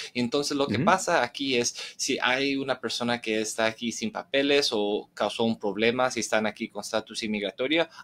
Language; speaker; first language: Spanish; early bilingual, heritage; Spanish